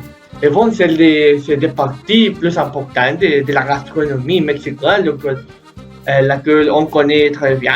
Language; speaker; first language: French; non-native, learner; Spanish